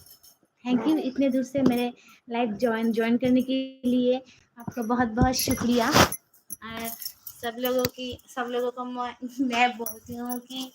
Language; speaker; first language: Hindi; non-native, local second language; Bangla